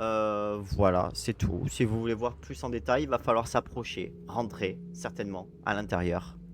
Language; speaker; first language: French; native; French